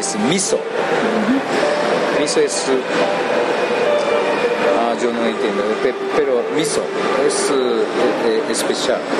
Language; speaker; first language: Spanish; non-native, learner; Japanese